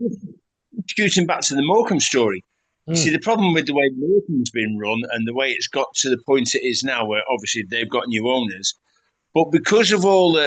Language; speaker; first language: English; native; English